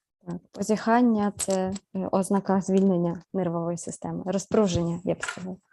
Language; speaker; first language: Ukrainian; native; Ukrainian